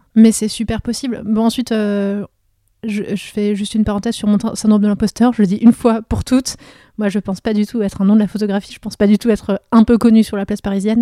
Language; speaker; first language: French; native; French